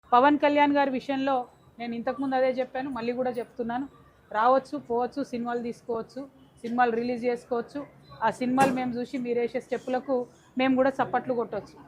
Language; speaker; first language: Telugu; native; Telugu